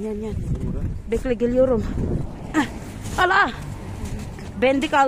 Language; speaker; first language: Turkish; non-native, learner; Filipino